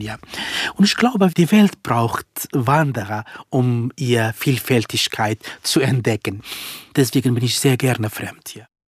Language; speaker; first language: German; non-native, fluent; Kurdish